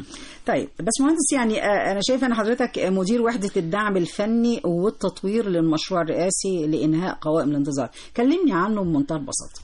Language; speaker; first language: Arabic; native; Arabic